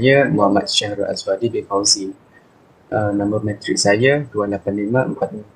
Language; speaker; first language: Malay; native; Malay